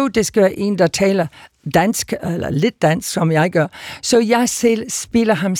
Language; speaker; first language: Danish; non-native, fluent; English